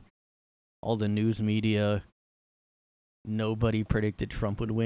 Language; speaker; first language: English; native; English